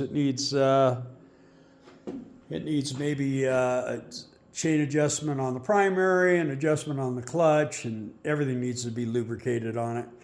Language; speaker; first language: English; native; English